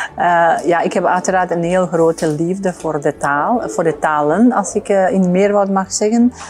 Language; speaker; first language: Dutch; non-native, fluent; Bosnian